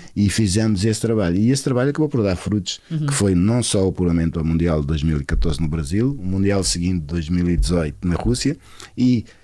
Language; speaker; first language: Portuguese; non-native, local second language; Kabuverdianu